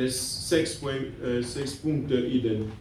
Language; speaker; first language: Swedish; non-native, fluent; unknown